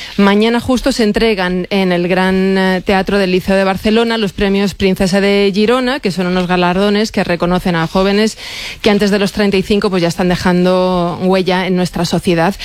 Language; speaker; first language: Spanish; native; Spanish